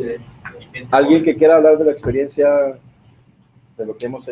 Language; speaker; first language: Spanish; native; Spanish